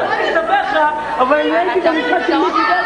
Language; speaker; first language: Hebrew; native; Hebrew